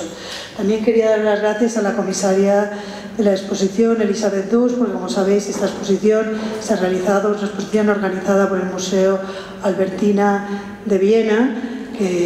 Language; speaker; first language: Spanish; native; Spanish